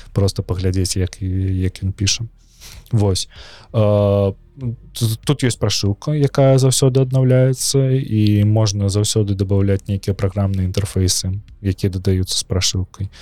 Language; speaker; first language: Belarusian; non-native, local second language; Russian